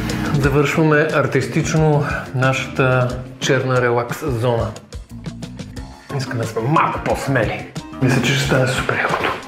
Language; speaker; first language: Bulgarian; native; Bulgarian